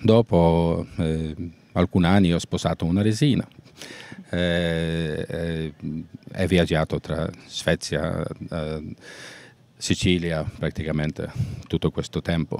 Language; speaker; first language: Italian; non-native, learner; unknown